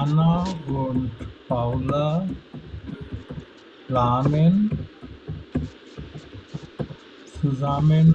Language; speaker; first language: German; non-native, fluent; Bangla